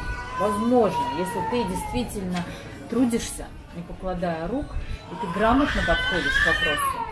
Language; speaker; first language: Russian; native; Russian